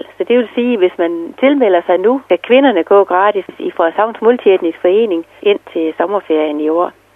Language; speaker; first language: Danish; native; Danish